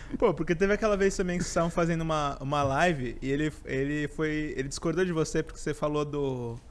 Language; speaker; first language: Portuguese; native; Portuguese